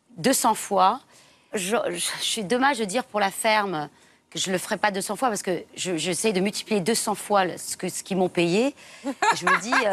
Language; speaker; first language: French; non-native, fluent; English